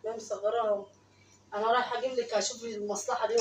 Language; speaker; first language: Arabic; native; Arabic